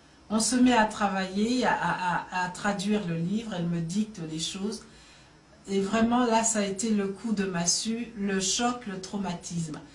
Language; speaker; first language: French; native; French